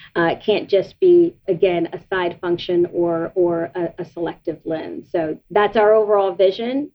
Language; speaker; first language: English; native; English